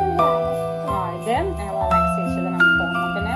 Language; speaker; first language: Bosnian; native; Bosnian